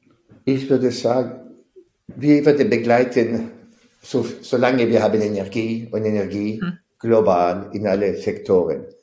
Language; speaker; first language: German; non-native, fluent; French